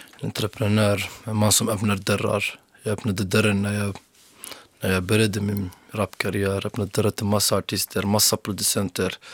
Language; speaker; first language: Swedish; early bilingual, other home language; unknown